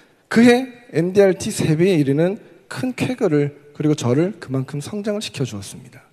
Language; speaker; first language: Korean; native; Korean